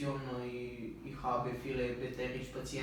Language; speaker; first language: German; non-native, learner; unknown